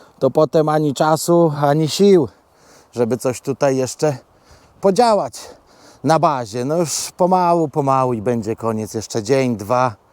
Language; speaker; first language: Polish; native; Polish